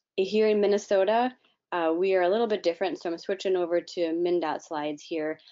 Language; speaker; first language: English; native; English